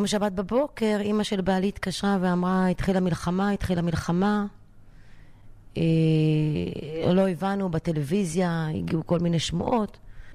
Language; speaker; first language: Hebrew; native; Hebrew